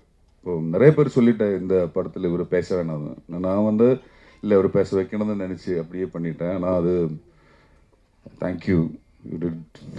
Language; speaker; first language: Tamil; non-native, learner; Malayalam